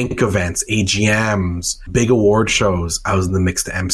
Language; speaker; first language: English; native; English